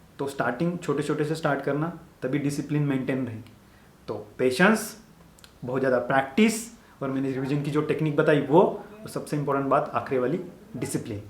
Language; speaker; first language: Hindi; non-native, local second language; Marathi